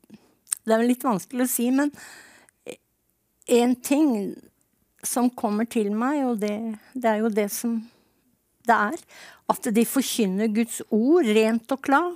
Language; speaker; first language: Norwegian; native; Norwegian